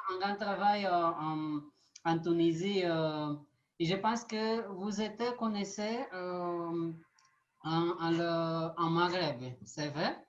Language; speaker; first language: French; non-native, learner; Portuguese